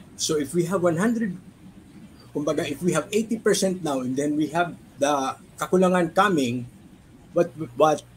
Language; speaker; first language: English; non-native, local second language; Filipino